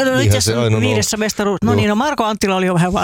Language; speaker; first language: Finnish; native; Finnish